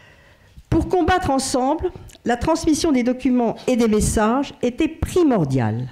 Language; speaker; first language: French; native; French